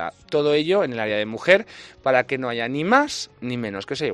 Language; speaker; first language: Spanish; native; Spanish